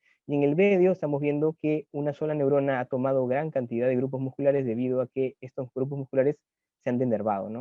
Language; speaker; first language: Spanish; native; Spanish